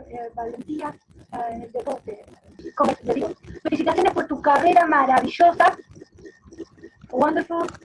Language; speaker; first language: Spanish; native; Spanish